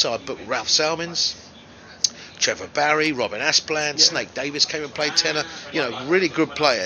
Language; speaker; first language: English; native; English